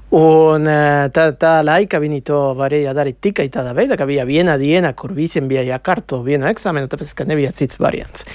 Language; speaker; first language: Latvian; non-native, local second language; Russian